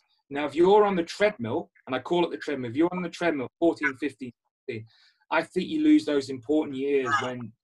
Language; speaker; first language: English; native; English